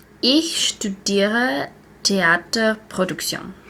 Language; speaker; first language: German; non-native, learner; English